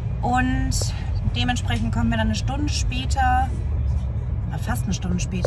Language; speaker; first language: German; native; German